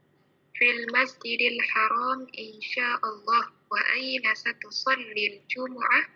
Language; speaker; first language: Arabic; non-native, fluent; Indonesian